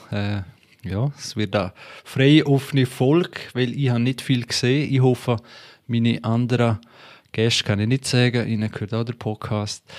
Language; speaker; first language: German; native; German